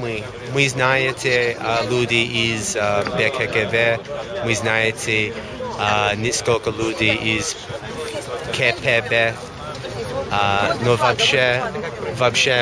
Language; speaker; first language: Russian; non-native, learner; English